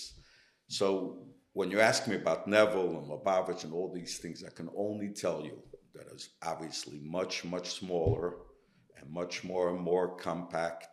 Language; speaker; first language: English; early bilingual, other home language; Yiddish